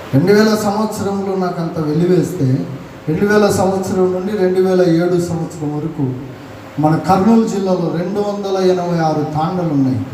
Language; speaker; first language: Telugu; non-native, local second language; Lambadi